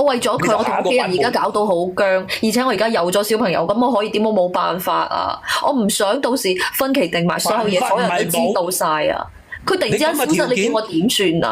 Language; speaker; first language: Cantonese; native; Cantonese